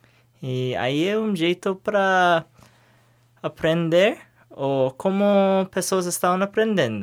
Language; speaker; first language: Portuguese; non-native, learner; English